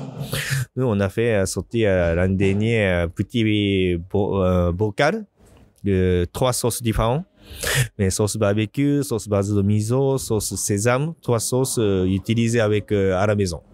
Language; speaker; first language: French; non-native, learner; Japanese